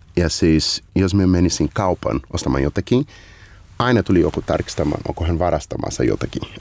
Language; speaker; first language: Finnish; non-native, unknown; Portuguese